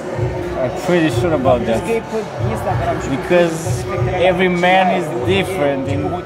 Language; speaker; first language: English; non-native, learner; Romanian